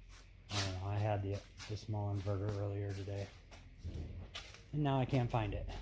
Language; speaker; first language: English; native; English